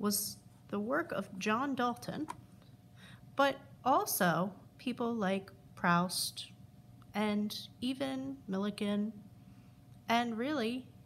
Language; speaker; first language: English; native; English